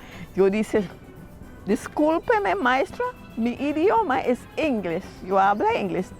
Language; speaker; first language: Spanish; non-native, learner; English